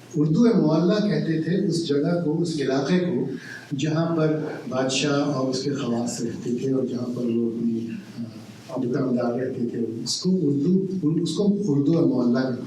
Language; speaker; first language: Urdu; native; Urdu